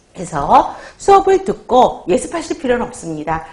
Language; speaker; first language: Korean; native; Korean